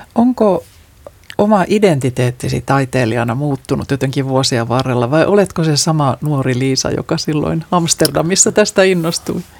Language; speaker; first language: Finnish; native; Finnish